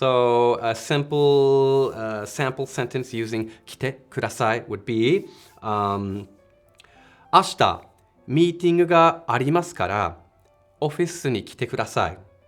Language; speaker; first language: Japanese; non-native, fluent; English